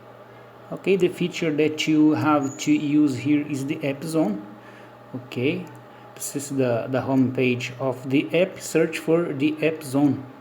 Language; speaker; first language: English; non-native, learner; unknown